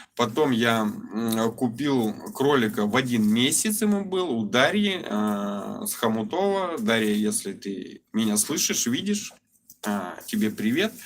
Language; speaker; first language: Russian; native; Russian